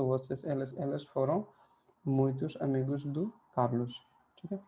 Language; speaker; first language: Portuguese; non-native, fluent; Hindi